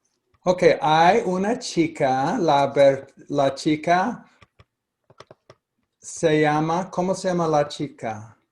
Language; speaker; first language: Spanish; non-native, fluent; English